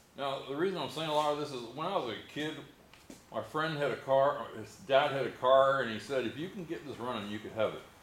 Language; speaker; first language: English; native; English